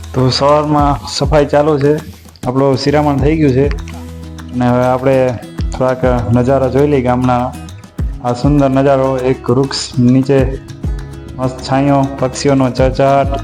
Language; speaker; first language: Gujarati; non-native, local second language; Kachhi